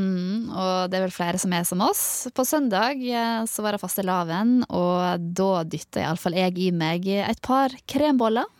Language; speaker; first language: Norwegian; native; Norwegian